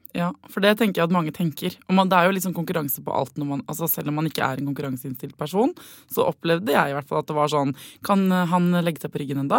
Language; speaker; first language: Norwegian; native; Norwegian